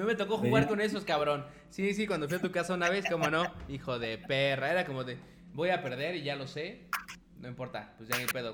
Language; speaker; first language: Spanish; native; Spanish